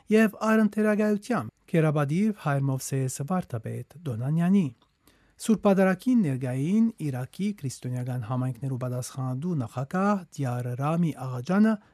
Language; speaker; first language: Armenian; native; Armenian